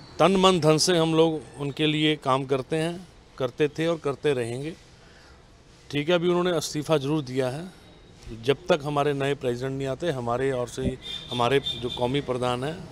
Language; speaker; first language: Hindi; non-native, local second language; Punjabi